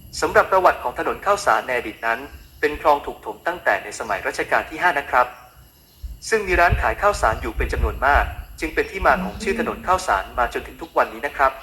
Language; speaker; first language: Thai; native; Thai